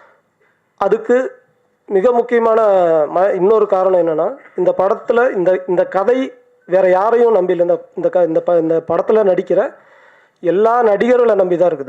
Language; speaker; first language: Tamil; native; Tamil